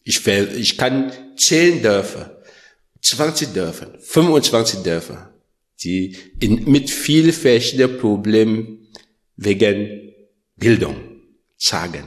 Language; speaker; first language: German; non-native, learner; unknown